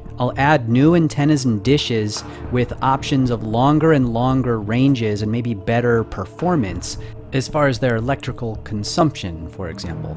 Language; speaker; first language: English; native; English